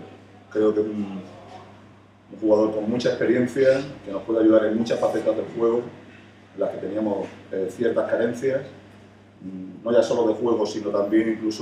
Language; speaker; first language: Spanish; native; Spanish